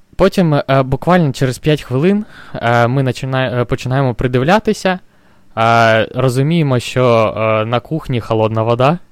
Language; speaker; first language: Ukrainian; non-native, local second language; Russian